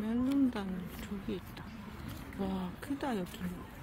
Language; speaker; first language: Korean; non-native, fluent; Japanese